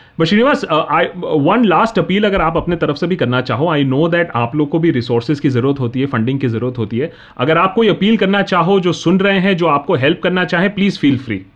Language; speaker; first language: Hindi; native; Hindi